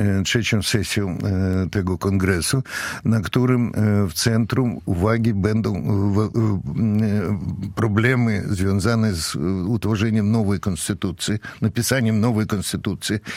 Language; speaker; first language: Polish; non-native, fluent; Russian